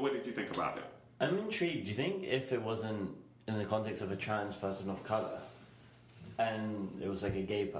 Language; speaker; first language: English; native; English